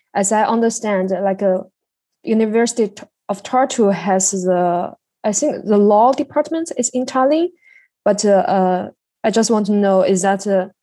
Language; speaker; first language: English; non-native, learner; Chinese